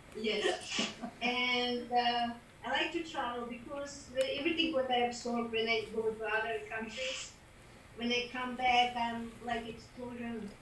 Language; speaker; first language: English; non-native, fluent; Macedonian